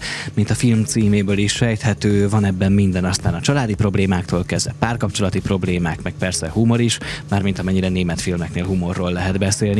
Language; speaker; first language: Hungarian; native; Hungarian